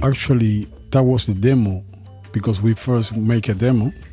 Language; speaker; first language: English; non-native, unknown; Spanish